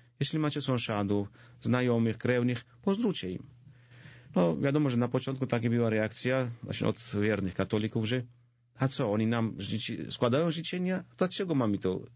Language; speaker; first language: Polish; non-native, fluent; Georgian